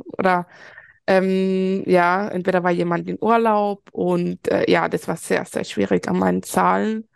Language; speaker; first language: German; early bilingual, other home language; Spanish